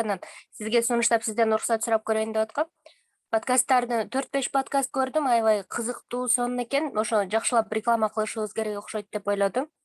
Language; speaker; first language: Kyrgyz; native; Kyrgyz